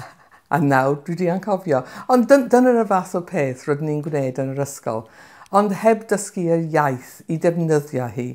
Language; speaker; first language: Welsh; non-native, local second language; English